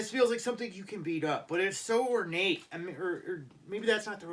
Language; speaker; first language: English; native; English